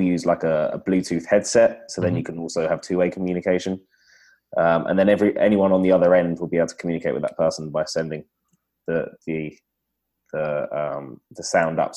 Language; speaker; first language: English; native; English